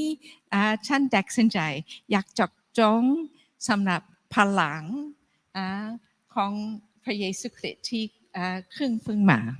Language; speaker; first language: Thai; non-native, fluent; English